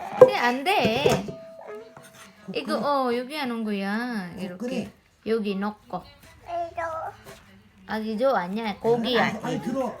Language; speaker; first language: Korean; non-native, learner; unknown